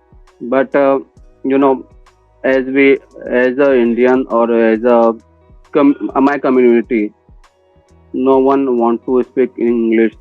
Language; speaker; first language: English; non-native, learner; Hindi